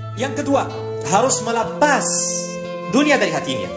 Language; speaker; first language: Indonesian; non-native, fluent; Arabic